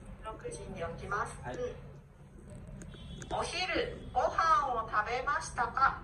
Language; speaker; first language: Japanese; non-native, learner; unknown